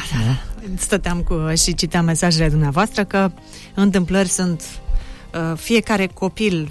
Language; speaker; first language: Romanian; native; Romanian